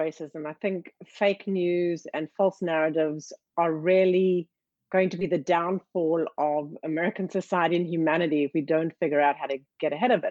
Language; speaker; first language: English; native; English